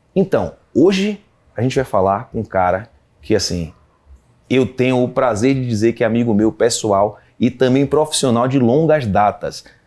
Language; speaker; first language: Portuguese; native; Portuguese